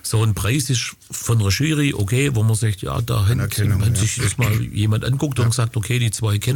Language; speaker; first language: German; native; German